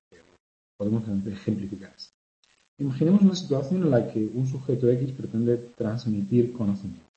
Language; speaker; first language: Spanish; native; Spanish